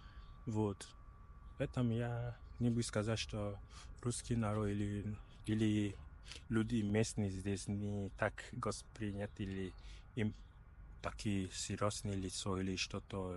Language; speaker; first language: Russian; non-native, learner; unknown